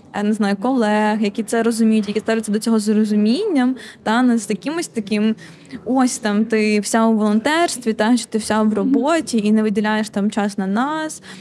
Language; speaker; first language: Ukrainian; native; Ukrainian